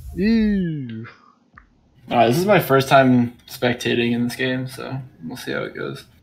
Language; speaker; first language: English; native; English